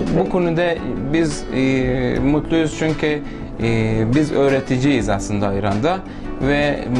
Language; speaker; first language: Turkish; non-native, local second language; Persian